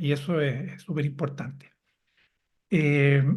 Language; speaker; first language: Spanish; native; Spanish